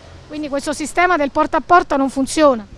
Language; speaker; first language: Italian; native; Italian